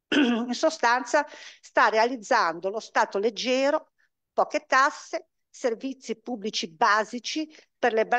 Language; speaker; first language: Italian; native; Italian